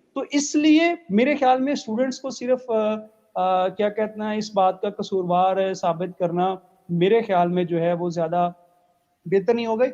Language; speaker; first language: Urdu; non-native, local second language; Punjabi